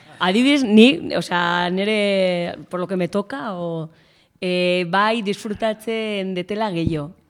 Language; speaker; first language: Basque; native; Basque